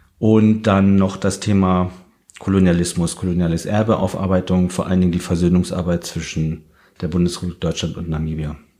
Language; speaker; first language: German; early bilingual, heritage; German